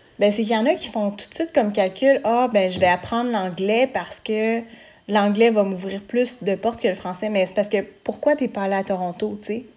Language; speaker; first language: French; native; French